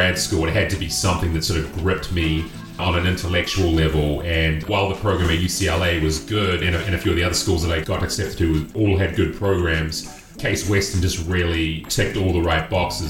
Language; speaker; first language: English; native; English